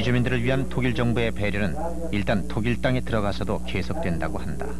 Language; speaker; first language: Korean; native; Korean